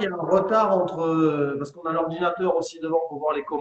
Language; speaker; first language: French; non-native, fluent; English